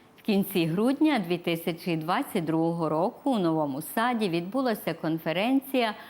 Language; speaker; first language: Ukrainian; early bilingual, heritage; Ukrainian